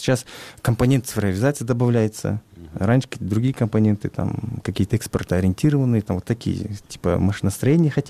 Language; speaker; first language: Russian; non-native, local second language; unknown